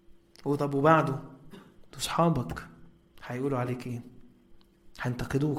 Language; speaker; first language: Arabic; native; Arabic